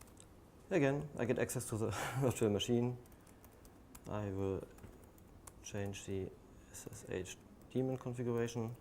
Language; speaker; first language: English; non-native, fluent; German